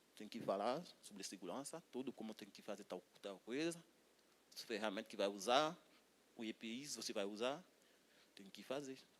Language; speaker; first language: Portuguese; non-native, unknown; Haitian Creole